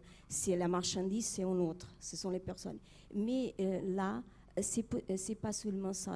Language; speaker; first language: French; non-native, fluent; Portuguese